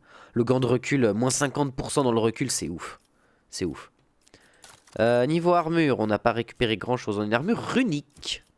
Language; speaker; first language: French; native; French